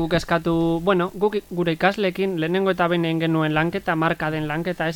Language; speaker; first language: Basque; native; Basque